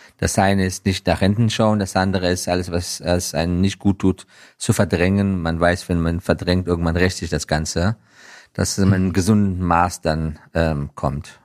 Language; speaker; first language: German; non-native, fluent; Persian